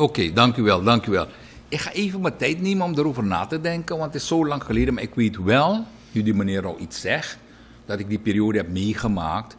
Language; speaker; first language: Dutch; native; Dutch